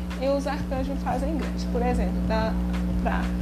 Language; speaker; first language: Portuguese; native; Portuguese